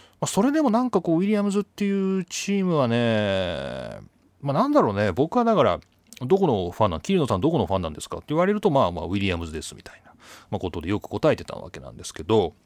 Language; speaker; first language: Japanese; native; Japanese